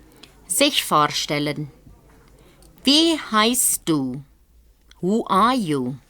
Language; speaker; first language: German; non-native, fluent; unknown